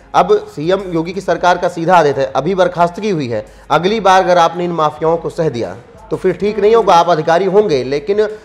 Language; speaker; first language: Hindi; native; Hindi